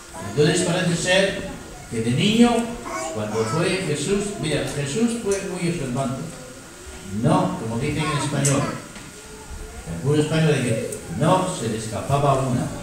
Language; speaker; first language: Spanish; native; Spanish